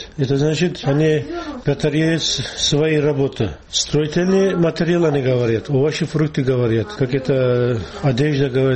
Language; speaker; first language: Russian; non-native, learner; Turkish